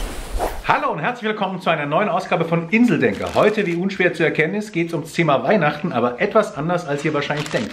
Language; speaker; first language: German; native; German